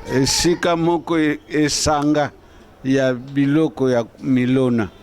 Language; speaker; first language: Lingala; non-native, local second language; Kongo